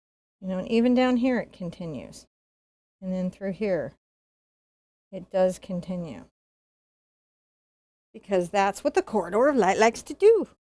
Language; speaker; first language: English; native; English